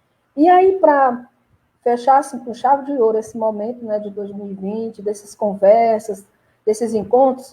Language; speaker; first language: Portuguese; native; Portuguese